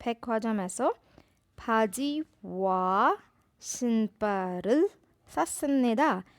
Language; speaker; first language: Korean; non-native, fluent; Urdu